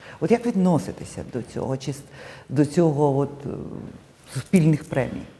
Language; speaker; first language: Ukrainian; native; Ukrainian